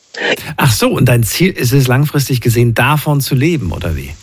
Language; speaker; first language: German; native; German